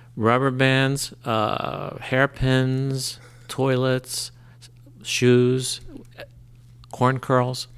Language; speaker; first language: English; native; English